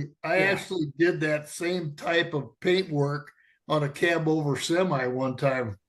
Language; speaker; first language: English; native; English